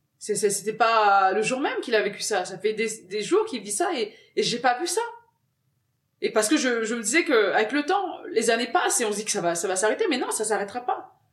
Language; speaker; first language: French; early bilingual, other home language; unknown